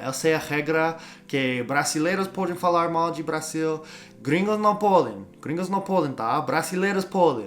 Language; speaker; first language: Portuguese; non-native, learner; English